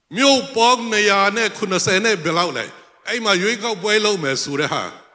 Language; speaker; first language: Burmese; non-native, local second language; Hakha Chin